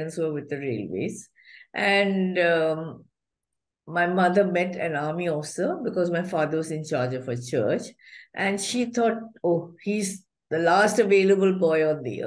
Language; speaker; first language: English; non-native, local second language; Malayalam